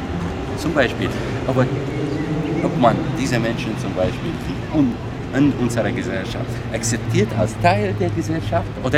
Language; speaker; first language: German; non-native, fluent; Arabic